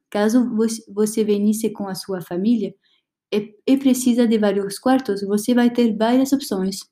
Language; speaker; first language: Portuguese; non-native, learner; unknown